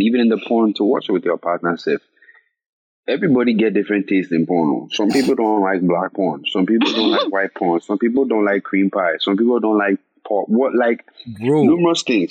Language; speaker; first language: English; non-native, local second language; Akan